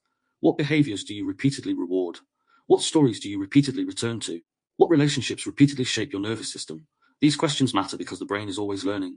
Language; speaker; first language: English; native; English